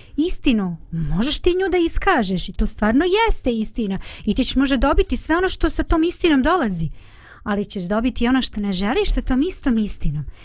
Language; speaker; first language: Bosnian; native; Bosnian